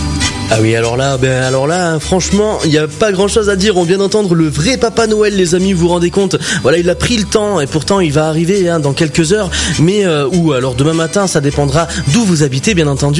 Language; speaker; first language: French; native; French